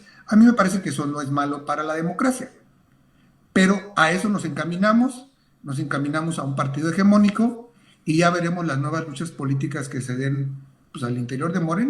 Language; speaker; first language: Spanish; native; Spanish